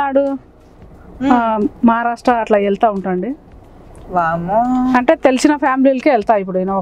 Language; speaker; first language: Telugu; native; Telugu